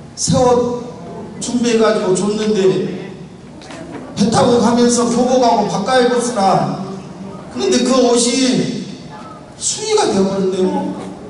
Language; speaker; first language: Korean; native; Korean